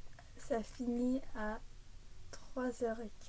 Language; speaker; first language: French; early bilingual, heritage; English